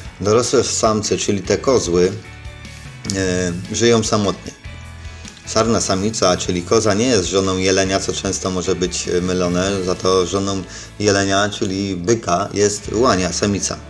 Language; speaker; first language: Polish; native; Polish